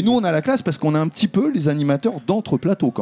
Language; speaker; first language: French; native; French